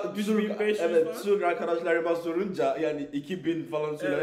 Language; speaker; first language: Turkish; non-native, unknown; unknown